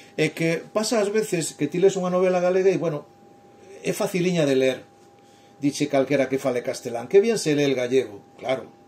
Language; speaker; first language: Galician; native; Galician